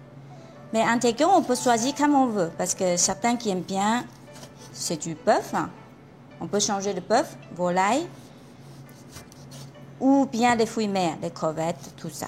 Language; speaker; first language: French; non-native, fluent; Chinese